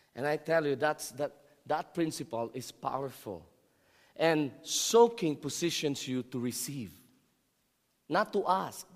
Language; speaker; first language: English; non-native, local second language; Filipino